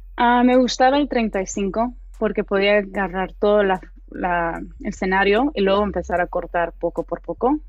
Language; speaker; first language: Spanish; early bilingual, heritage; Spanish